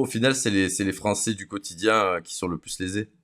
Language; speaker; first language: French; native; French